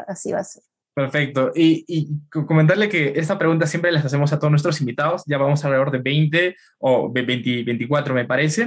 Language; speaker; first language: Spanish; native; Spanish